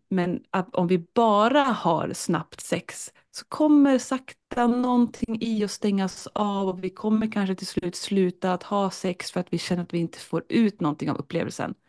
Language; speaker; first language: Swedish; native; Swedish